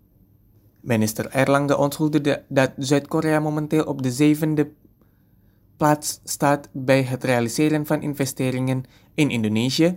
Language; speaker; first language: Dutch; non-native, fluent; Indonesian